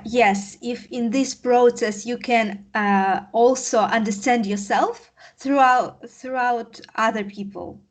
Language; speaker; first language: English; non-native, learner; Russian